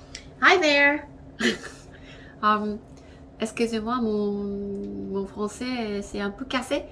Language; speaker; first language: French; non-native, learner; Korean